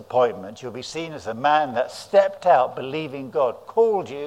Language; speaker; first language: English; native; English